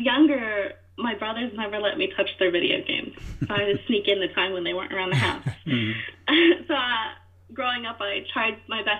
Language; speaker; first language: English; native; English